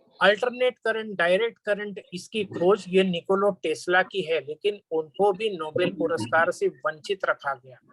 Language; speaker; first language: Hindi; non-native, local second language; Marathi